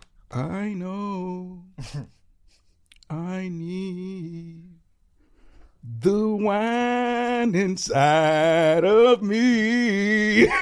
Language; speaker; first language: English; native; English